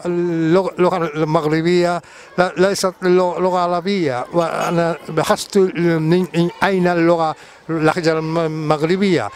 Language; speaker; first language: Arabic; non-native, learner; Japanese